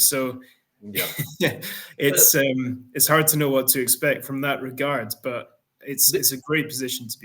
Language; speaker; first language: English; native; English